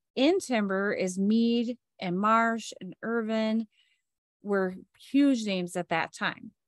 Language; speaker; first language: English; native; English